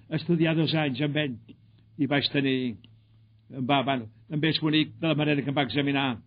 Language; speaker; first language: Catalan; native; Catalan